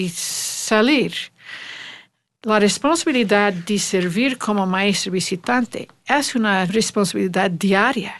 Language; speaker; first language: Spanish; non-native, learner; English